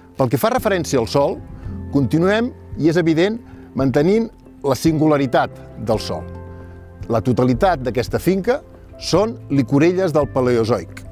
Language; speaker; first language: Catalan; native; Catalan